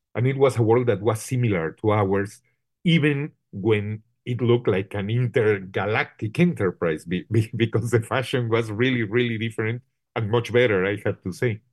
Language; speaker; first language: English; non-native, fluent; Spanish